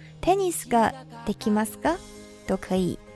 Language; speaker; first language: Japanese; non-native, fluent; Chinese